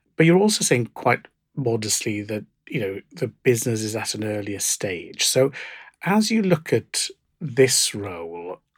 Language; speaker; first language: English; native; English